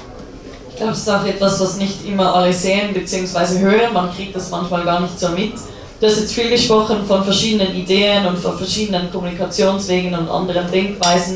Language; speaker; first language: German; native; German